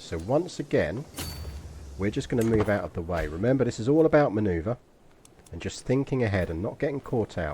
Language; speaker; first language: English; native; English